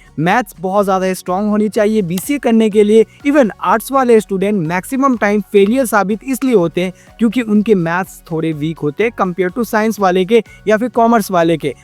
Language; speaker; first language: Hindi; native; Hindi